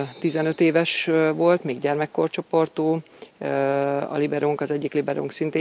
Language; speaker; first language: Hungarian; native; Hungarian